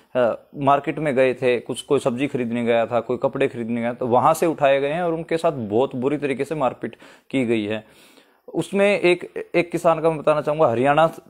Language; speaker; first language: Hindi; native; Hindi